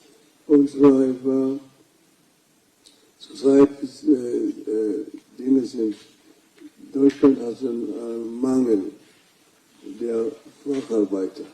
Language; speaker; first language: German; non-native, fluent; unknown